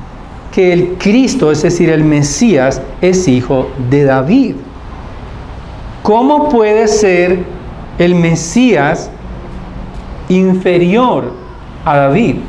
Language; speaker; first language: Spanish; native; Spanish